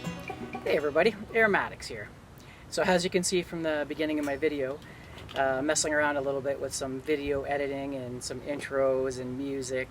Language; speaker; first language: English; native; English